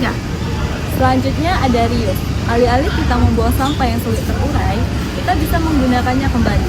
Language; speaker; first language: Indonesian; native; Indonesian